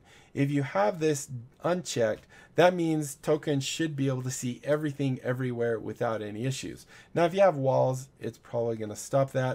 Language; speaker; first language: English; native; English